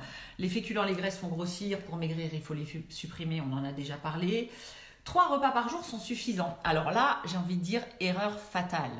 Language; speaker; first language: French; native; French